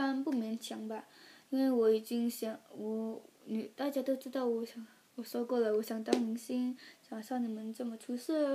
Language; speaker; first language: Chinese; early bilingual, heritage; Chinese